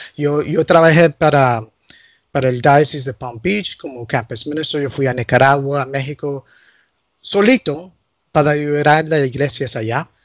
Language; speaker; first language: Spanish; early bilingual, heritage; Spanish